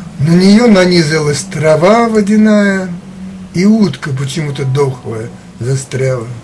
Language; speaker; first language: Russian; native; Russian